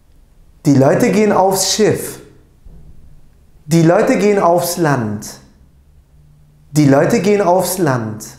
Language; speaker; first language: German; non-native, fluent; Turkish